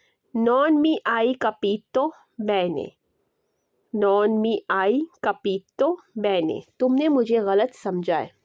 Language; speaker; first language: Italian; non-native, learner; Urdu